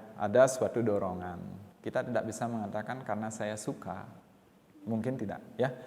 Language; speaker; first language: Indonesian; non-native, local second language; Balinese